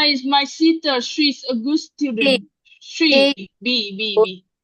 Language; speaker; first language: English; non-native, learner; Vietnamese